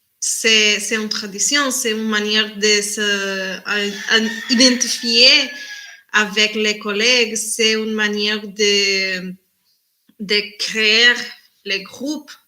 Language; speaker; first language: French; non-native, learner; Spanish